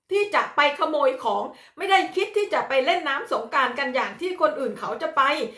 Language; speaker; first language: Thai; native; Thai